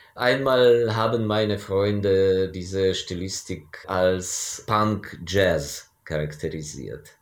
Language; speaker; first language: German; non-native, fluent; Ukrainian